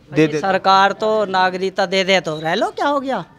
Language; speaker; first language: Hindi; native; Hindi